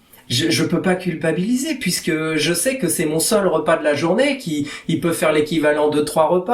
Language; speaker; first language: French; native; French